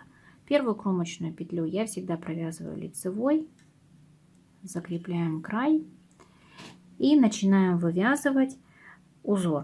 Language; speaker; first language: Russian; native; Russian